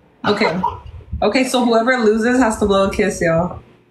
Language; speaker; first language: English; early bilingual, other home language; Spanish